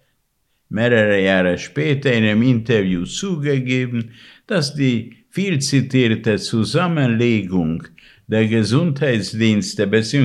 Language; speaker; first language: German; non-native, fluent; Hungarian